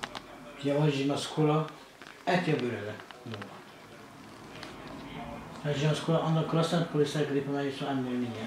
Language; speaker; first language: Swedish; non-native, learner; Kurdish